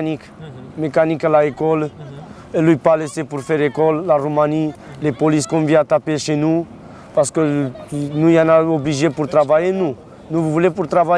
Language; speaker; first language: French; non-native, learner; Romanian